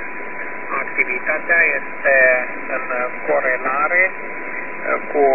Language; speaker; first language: Romanian; native; Romanian